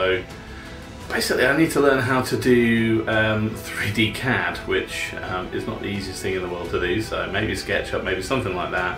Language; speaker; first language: English; native; English